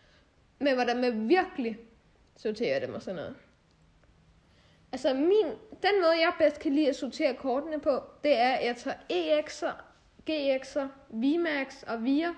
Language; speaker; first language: Danish; native; Danish